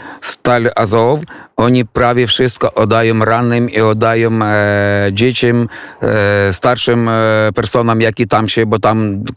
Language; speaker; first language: Polish; non-native, fluent; Ukrainian